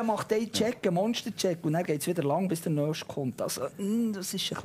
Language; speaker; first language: German; native; German